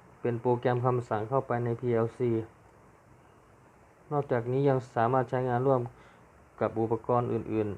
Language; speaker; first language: Thai; native; Thai